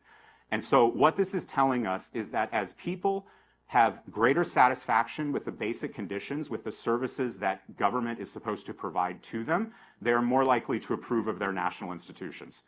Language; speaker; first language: English; native; English